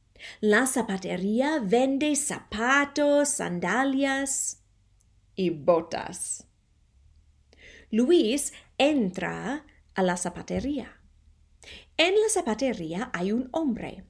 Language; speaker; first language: Spanish; non-native, fluent; English